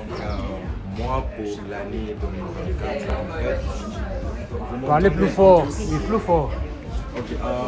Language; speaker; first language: French; non-native, fluent; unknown